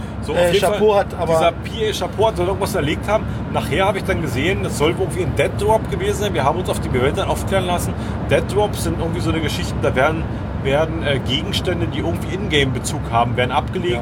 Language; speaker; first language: German; native; German